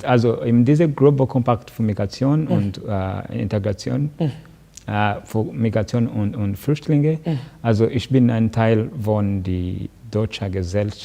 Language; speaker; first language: German; non-native, learner; Kinyarwanda